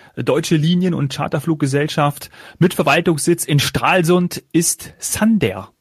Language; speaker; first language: German; native; German